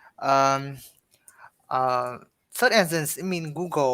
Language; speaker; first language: English; non-native, learner; Vietnamese